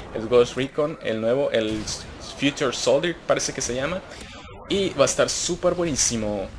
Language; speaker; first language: Spanish; native; Spanish